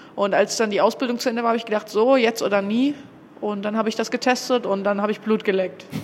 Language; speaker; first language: German; native; German